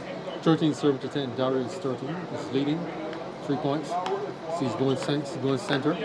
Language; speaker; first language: English; native; English